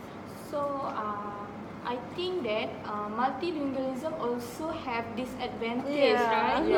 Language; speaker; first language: English; non-native, local second language; Malay